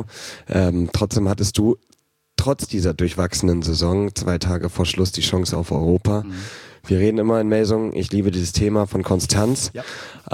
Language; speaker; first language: German; native; German